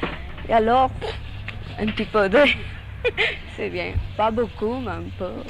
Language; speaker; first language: French; non-native, learner; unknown